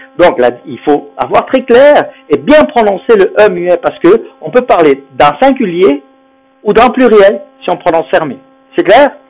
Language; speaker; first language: French; non-native, fluent; Spanish